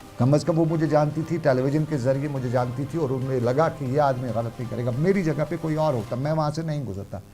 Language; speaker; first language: Urdu; non-native, local second language; Kashmiri